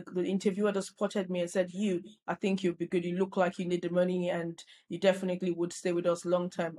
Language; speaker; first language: English; non-native, local second language; Yoruba